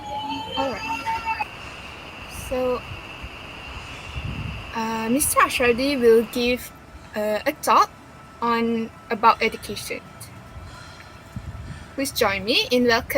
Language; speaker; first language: English; non-native, local second language; Malay